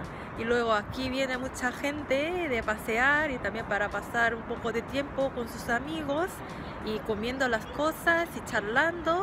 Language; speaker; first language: Spanish; non-native, fluent; Korean